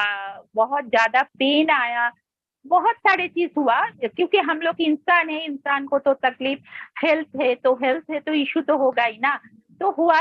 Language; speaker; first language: Hindi; non-native, local second language; Bangla